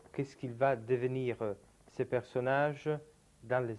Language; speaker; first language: French; non-native, fluent; Italian